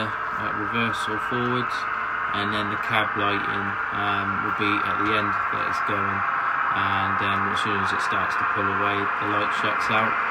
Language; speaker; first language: English; native; English